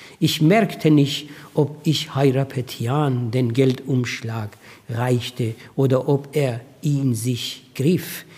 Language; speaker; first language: German; non-native, fluent; Persian